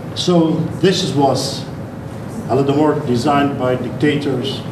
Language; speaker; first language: English; non-native, fluent; Ukrainian